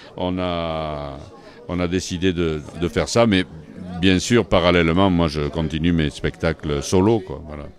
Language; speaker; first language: French; native; French